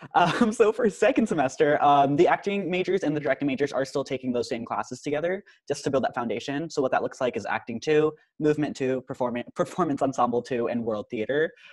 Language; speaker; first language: English; native; English